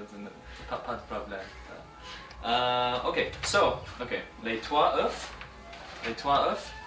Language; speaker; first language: French; non-native, learner; English